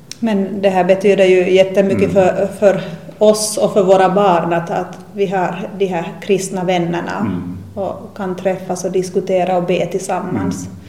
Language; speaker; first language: Swedish; native; Swedish